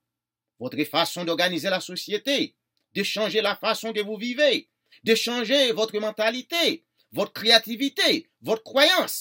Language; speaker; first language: French; non-native, local second language; Haitian Creole